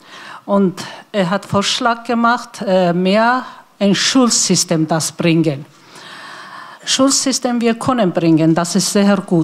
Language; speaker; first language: German; non-native, learner; Armenian